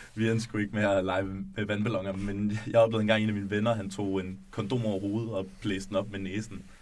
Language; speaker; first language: Danish; native; Danish